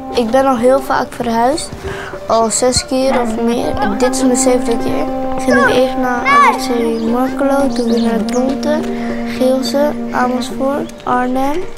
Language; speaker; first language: Dutch; early bilingual, other home language; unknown